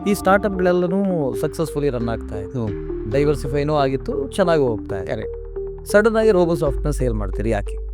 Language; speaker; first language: Kannada; native; Kannada